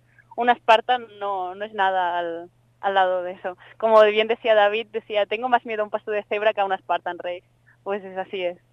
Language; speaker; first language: Spanish; native; Spanish